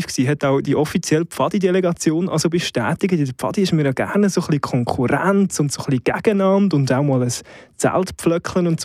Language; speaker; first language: German; native; German